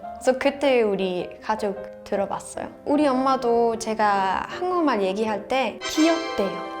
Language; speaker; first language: Korean; non-native, fluent; Danish